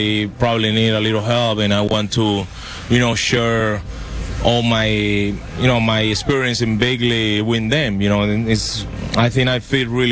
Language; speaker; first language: English; non-native, fluent; Spanish